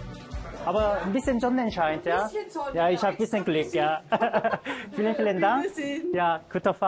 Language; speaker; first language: German; non-native, learner; Korean